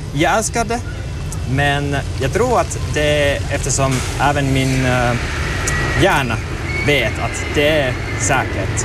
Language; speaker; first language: Swedish; non-native, learner; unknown